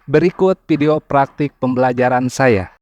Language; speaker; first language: Indonesian; native; Indonesian